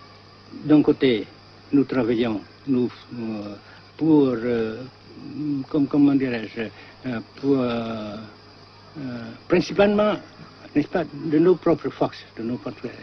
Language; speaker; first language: French; non-native, fluent; Vietnamese